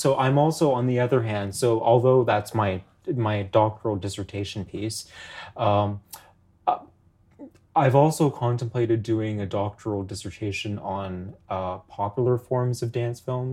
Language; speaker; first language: English; native; English